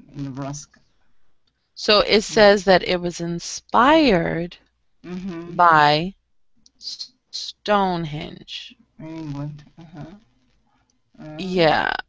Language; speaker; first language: English; native; English